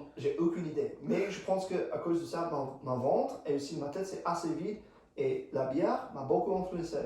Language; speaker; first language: French; non-native, fluent; English